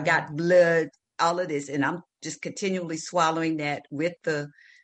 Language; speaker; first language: English; native; English